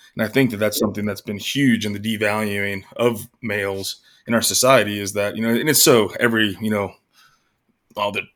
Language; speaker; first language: English; native; English